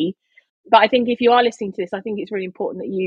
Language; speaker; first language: English; native; English